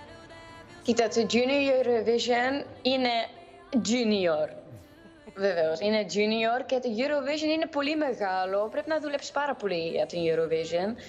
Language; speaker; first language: Greek; early bilingual, heritage; Greek